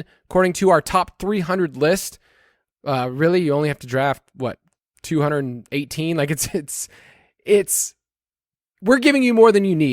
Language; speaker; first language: English; native; English